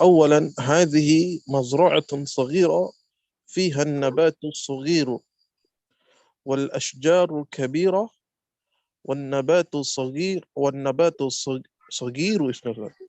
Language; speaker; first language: Arabic; non-native, learner; Indonesian